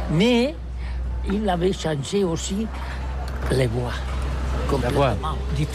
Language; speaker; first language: French; non-native, learner; Catalan